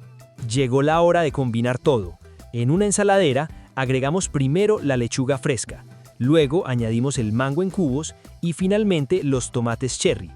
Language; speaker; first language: Spanish; native; Spanish